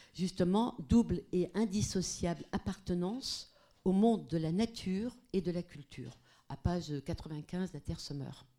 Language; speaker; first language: French; non-native, fluent; Portuguese